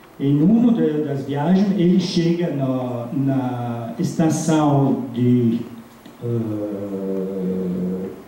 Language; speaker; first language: Portuguese; non-native, fluent; Italian